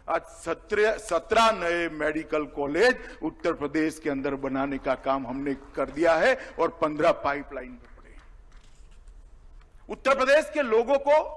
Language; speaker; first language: Hindi; non-native, local second language; Gujarati